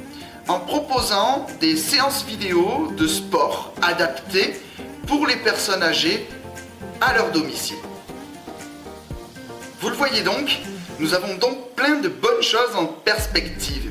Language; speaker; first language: French; native; French